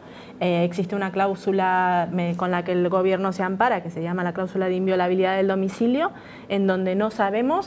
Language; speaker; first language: Spanish; native; Spanish